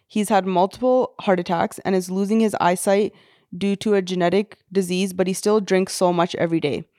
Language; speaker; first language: Punjabi; early bilingual, heritage; Punjabi